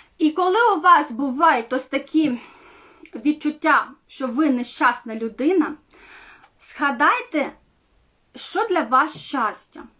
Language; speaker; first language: Ukrainian; non-native, local second language; Romanian